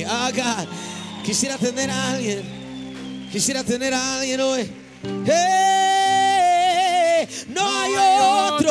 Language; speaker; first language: Spanish; native; Spanish